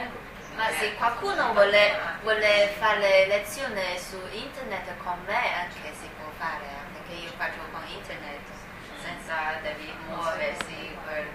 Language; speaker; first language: Italian; non-native, fluent; Chinese